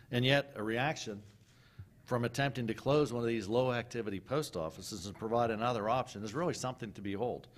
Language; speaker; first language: English; native; English